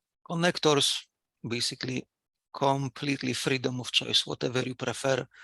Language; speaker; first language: English; non-native, fluent; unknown